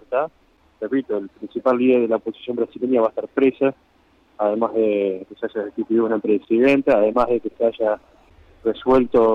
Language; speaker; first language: Spanish; native; Spanish